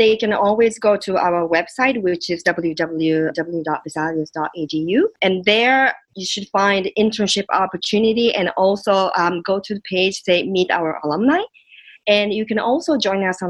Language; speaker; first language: English; non-native, fluent; Japanese